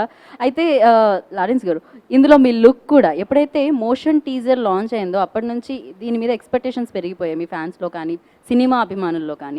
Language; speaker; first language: Telugu; native; Telugu